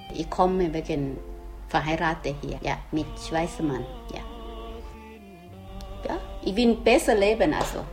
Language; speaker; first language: German; non-native, learner; Thai